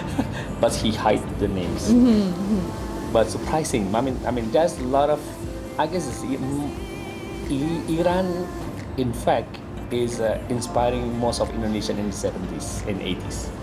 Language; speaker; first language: English; non-native, learner; Indonesian